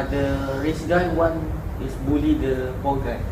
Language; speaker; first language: English; non-native, local second language; Malay